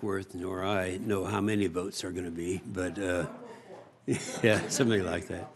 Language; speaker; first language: English; native; English